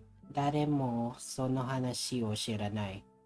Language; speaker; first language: Japanese; non-native, learner; Filipino